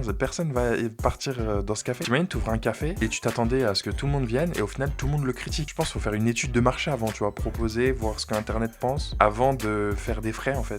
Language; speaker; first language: French; native; French